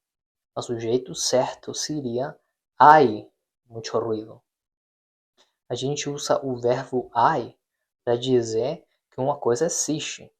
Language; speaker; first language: Portuguese; non-native, fluent; Spanish